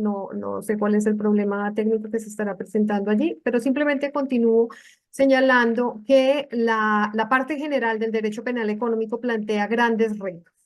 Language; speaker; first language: Spanish; native; Spanish